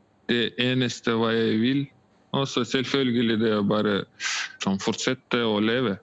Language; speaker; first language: Norwegian; non-native, learner; Russian